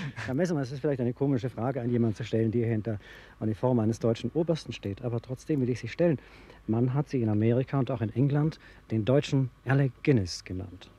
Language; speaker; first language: German; native; German